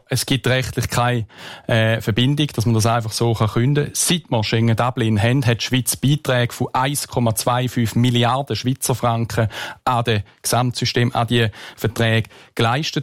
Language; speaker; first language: German; native; German